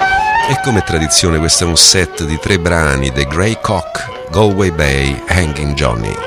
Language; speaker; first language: Italian; native; Italian